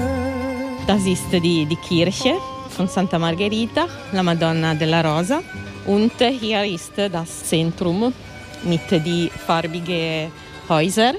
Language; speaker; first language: German; non-native, learner; Italian